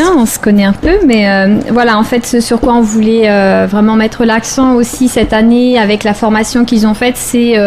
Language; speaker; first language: French; native; French